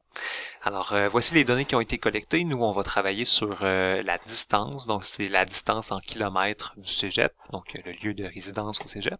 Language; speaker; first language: French; native; French